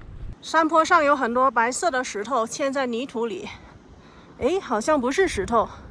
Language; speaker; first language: Chinese; native; Chinese